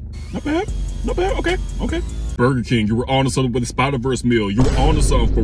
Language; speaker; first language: English; native; English